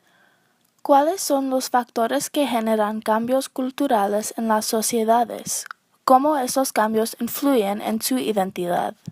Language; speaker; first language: Spanish; non-native, learner; English